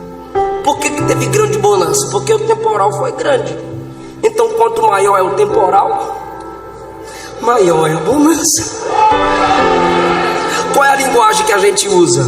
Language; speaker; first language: Portuguese; native; Portuguese